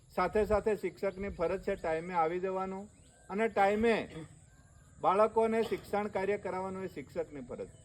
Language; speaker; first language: Gujarati; native; Gujarati